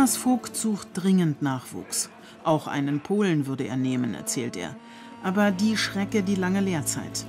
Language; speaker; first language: German; native; German